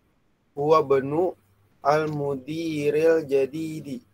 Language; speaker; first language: Arabic; non-native, learner; Indonesian